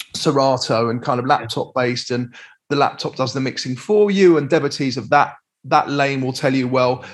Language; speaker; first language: English; native; English